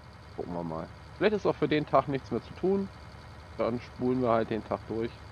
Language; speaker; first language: German; native; German